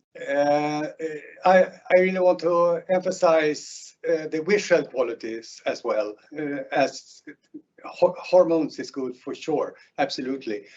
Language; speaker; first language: English; non-native, fluent; Swedish